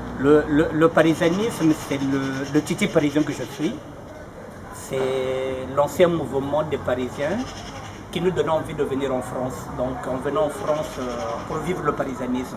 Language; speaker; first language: French; non-native, local second language; Lingala